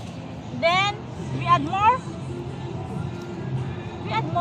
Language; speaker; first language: English; non-native, local second language; Filipino